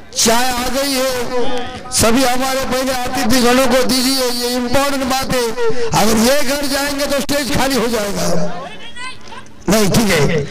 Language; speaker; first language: Hindi; non-native, local second language; Marathi